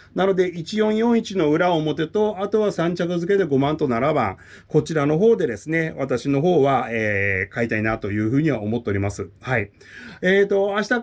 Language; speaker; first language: Japanese; native; Japanese